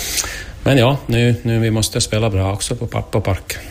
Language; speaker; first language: Swedish; non-native, learner; Finnish